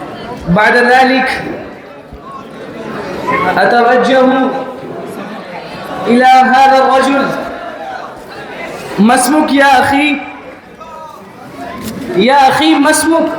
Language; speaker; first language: Arabic; non-native, learner; Urdu